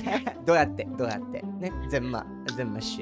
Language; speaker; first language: Japanese; non-native, fluent; Spanish